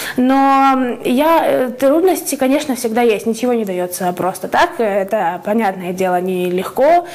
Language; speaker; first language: Russian; native; Russian